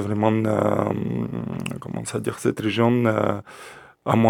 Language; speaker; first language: French; non-native, learner; Russian